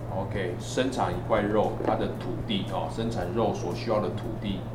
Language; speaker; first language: Chinese; native; Chinese